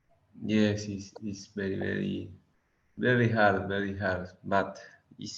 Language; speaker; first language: English; non-native, learner; Spanish